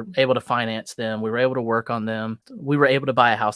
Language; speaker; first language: English; native; English